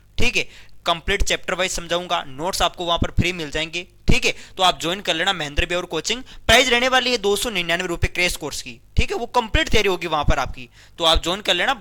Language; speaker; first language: Hindi; native; Hindi